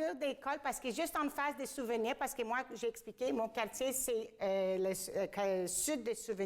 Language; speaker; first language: French; non-native, fluent; Greek